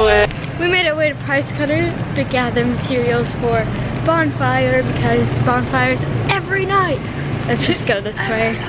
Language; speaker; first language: English; native; English